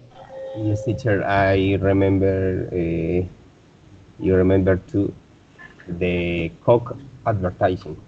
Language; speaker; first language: English; non-native, learner; Spanish